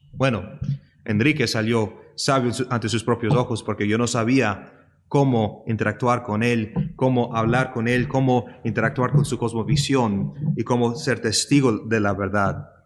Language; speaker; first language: Spanish; early bilingual, heritage; Spanish